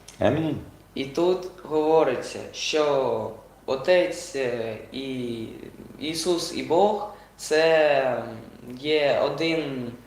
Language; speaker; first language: Ukrainian; non-native, local second language; Russian